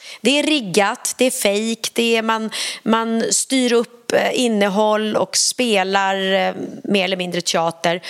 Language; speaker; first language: Swedish; native; Swedish